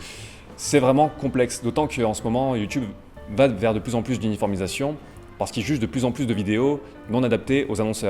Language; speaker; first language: French; native; French